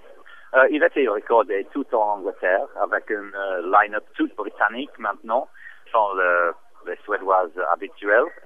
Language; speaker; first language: French; non-native, fluent; English